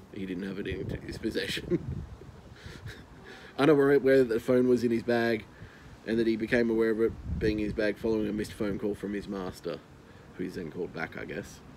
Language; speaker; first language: English; native; English